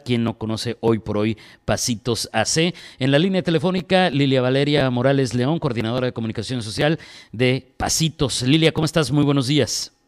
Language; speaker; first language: Spanish; native; Spanish